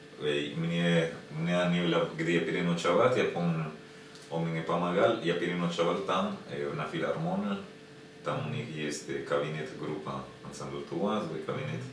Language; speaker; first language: Russian; non-native, learner; Spanish